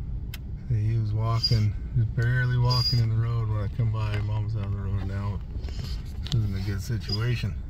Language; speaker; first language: English; native; English